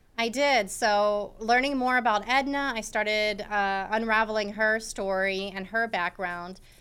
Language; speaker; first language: English; native; English